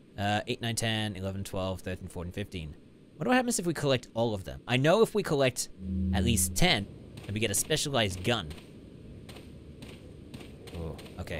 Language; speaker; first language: English; native; English